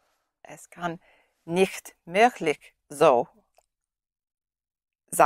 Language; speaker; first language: German; non-native, learner; English